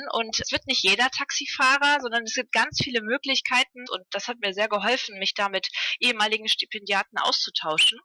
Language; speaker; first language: German; native; German